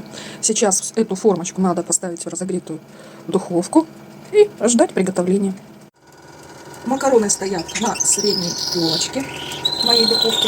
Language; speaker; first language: Russian; native; Russian